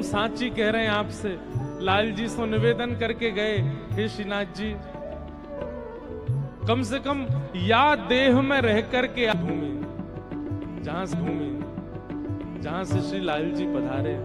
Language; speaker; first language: Hindi; native; Hindi